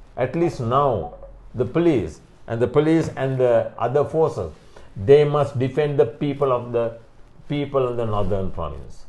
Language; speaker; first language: English; non-native, local second language; Sinhala